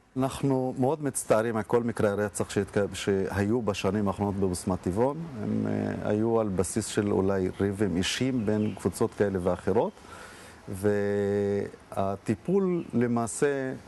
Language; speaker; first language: Hebrew; non-native, local second language; Arabic